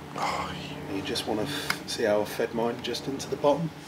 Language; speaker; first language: English; native; English